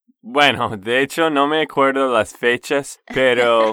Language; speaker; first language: Spanish; non-native, fluent; English